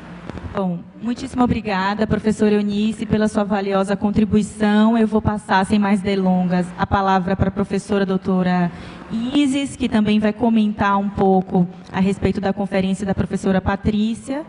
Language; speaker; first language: Portuguese; native; Portuguese